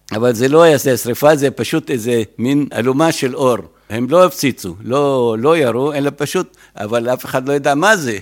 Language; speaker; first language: Hebrew; non-native, fluent; Arabic